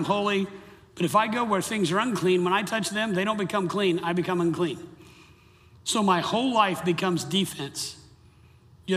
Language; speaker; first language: English; native; English